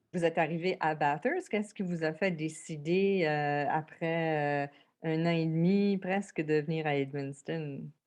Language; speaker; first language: French; native; French